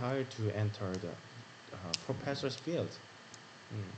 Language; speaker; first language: English; non-native, learner; Korean